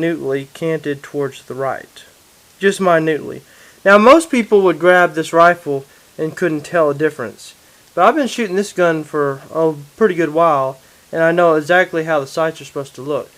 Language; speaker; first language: English; native; English